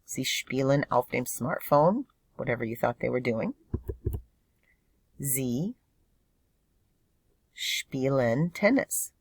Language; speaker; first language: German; non-native, fluent; English